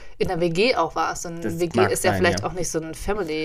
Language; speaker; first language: German; native; German